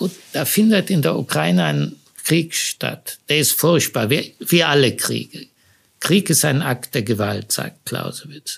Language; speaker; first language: German; early bilingual, other home language; Hebrew